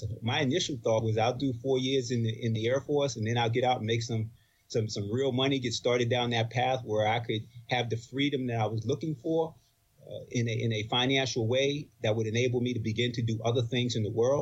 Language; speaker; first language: English; native; English